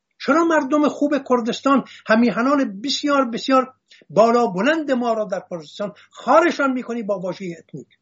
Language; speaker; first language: Persian; non-native, local second language; Assyrian Neo-Aramaic